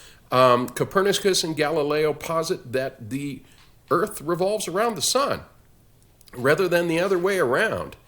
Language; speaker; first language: English; native; English